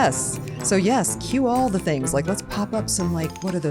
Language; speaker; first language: English; native; English